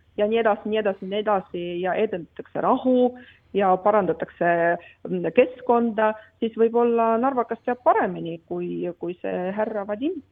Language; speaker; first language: Estonian; non-native, local second language; Russian